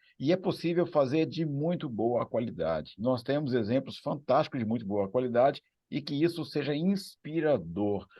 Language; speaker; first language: Portuguese; native; Portuguese